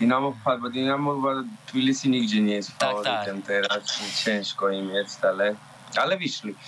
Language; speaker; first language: Polish; non-native, learner; Georgian